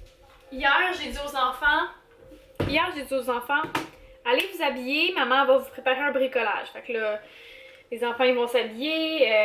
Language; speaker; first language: French; native; French